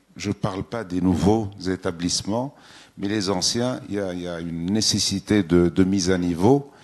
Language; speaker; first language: French; non-native, local second language; Arabic